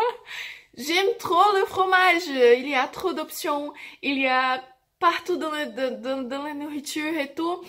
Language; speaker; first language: French; non-native, fluent; Portuguese